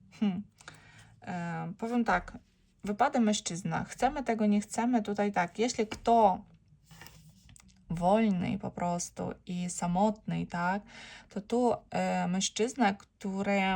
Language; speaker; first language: Polish; non-native, learner; Ukrainian